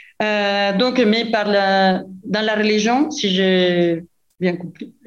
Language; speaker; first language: French; non-native, fluent; Spanish